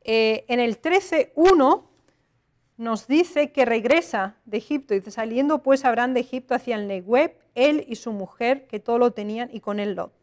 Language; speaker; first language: Spanish; native; Spanish